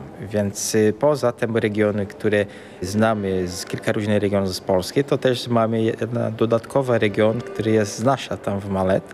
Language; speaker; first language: Polish; early bilingual, heritage; Portuguese